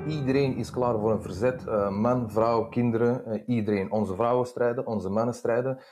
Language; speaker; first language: Dutch; early bilingual, other home language; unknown